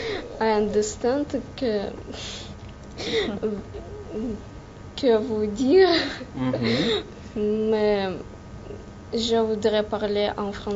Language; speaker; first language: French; non-native, learner; Russian